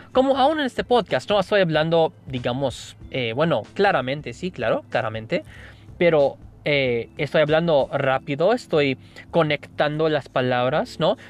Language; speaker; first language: Spanish; non-native, fluent; English